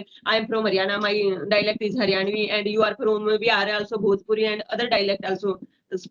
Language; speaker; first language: English; non-native, learner; Hindi